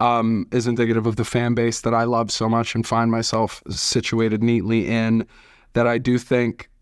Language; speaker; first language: English; native; English